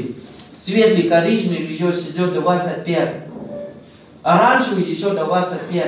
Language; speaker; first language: Russian; non-native, learner; Thai